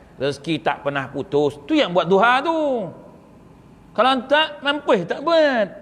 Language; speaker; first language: Malay; native; Malay